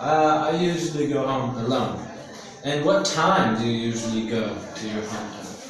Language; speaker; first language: English; non-native, learner; Vietnamese